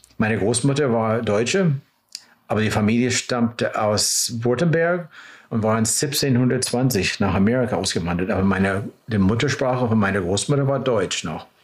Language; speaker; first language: German; non-native, fluent; English